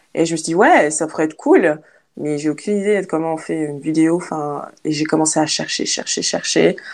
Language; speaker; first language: French; native; French